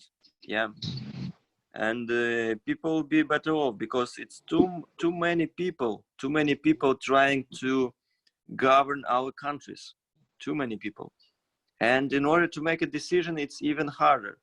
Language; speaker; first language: English; non-native, fluent; Russian